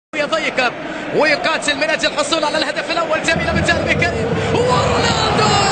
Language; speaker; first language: Arabic; native; Arabic